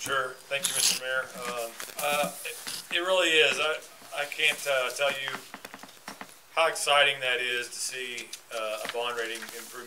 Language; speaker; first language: English; native; English